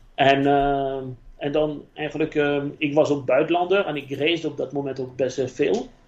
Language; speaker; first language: Dutch; non-native, fluent; French